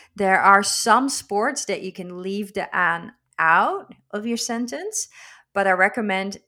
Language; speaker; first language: English; non-native, fluent; Dutch